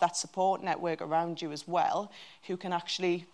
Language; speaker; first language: English; native; English